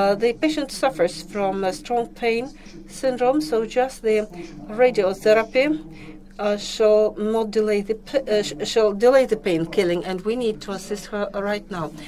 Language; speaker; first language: English; non-native, fluent; Russian